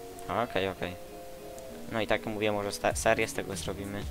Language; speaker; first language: Polish; native; Polish